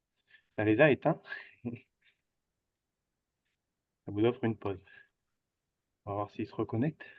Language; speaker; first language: French; native; French